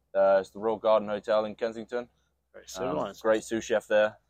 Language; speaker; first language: English; native; English